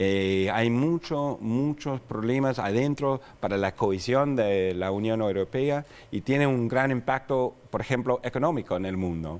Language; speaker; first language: Spanish; non-native, fluent; English